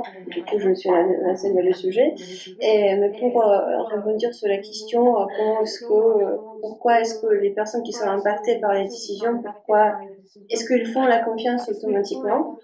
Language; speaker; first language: French; non-native, fluent; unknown